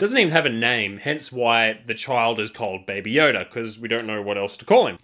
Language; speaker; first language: English; native; English